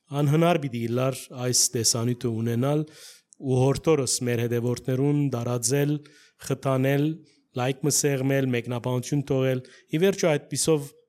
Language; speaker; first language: Armenian; native; Armenian